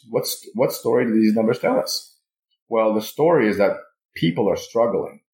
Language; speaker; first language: English; non-native, fluent; Russian